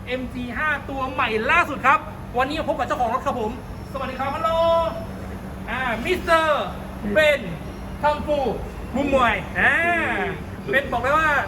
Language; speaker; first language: Thai; native; Thai